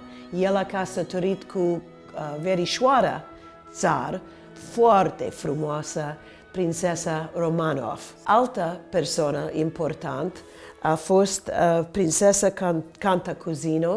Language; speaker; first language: Romanian; early bilingual, heritage; Romanian